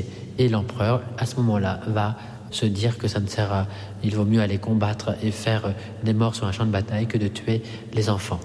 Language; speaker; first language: French; non-native, fluent; Italian